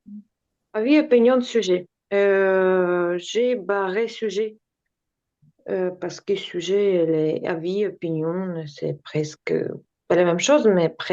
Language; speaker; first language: French; non-native, learner; Ukrainian